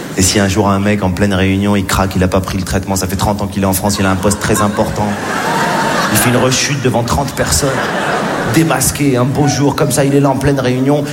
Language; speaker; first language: French; native; French